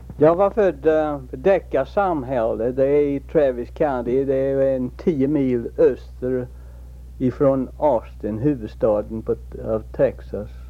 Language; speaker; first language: Swedish; early bilingual, heritage; Swedish